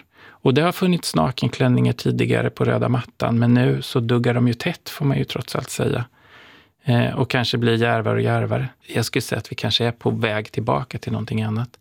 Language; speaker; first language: Swedish; native; Swedish